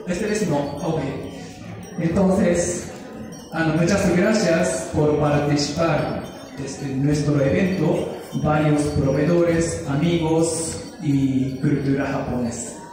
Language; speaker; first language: Spanish; non-native, learner; Japanese